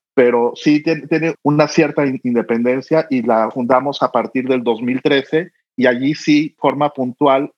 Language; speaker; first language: Spanish; native; Spanish